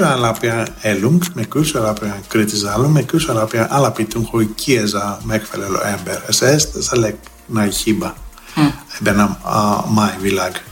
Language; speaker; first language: Hungarian; non-native, fluent; Greek